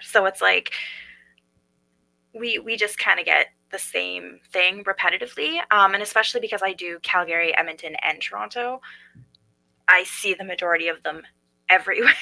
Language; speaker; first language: English; native; English